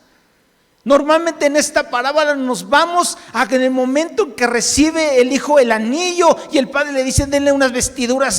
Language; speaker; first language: Spanish; native; Spanish